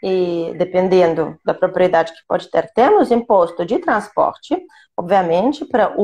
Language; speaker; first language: Portuguese; non-native, fluent; Russian